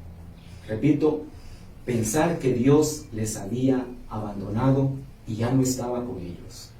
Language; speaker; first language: Spanish; native; Spanish